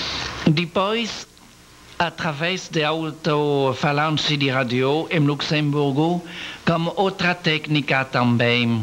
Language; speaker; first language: Portuguese; non-native, learner; French